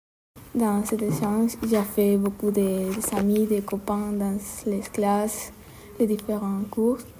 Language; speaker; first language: French; non-native, learner; Spanish